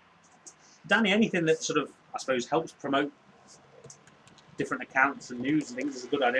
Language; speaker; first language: English; native; English